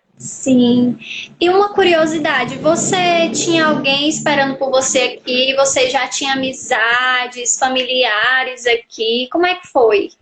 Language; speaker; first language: Portuguese; native; Portuguese